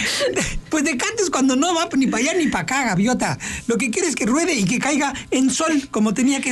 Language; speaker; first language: Spanish; native; Spanish